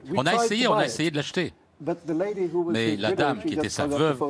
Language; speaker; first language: French; non-native, fluent; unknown